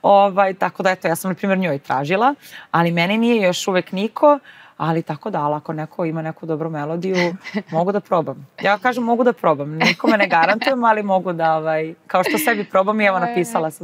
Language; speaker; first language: Serbian; native; Serbian